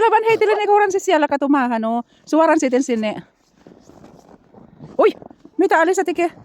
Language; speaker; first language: Finnish; non-native, learner; Filipino